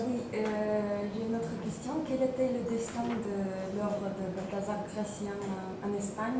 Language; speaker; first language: French; non-native, fluent; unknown